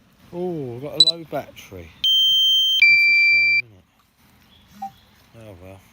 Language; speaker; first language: English; native; English